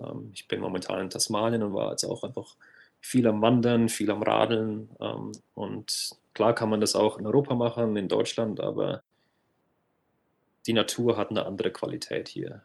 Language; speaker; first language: German; native; German